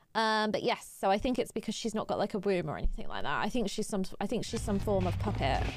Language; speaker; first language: English; native; English